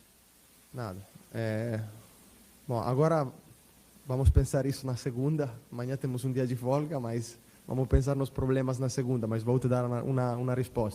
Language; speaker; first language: Portuguese; non-native, fluent; Italian